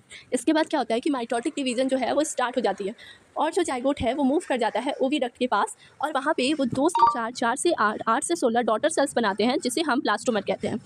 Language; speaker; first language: Hindi; native; Hindi